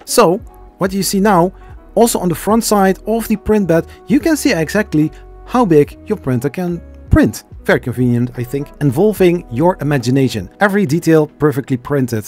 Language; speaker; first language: English; non-native, fluent; Dutch